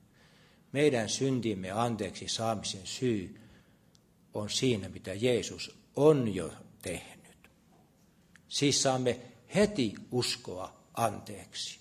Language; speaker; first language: Finnish; native; Finnish